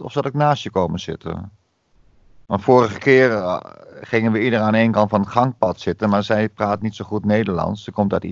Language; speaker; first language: Dutch; native; Dutch